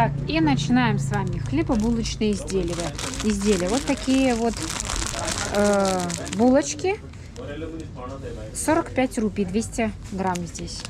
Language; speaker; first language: Russian; native; Russian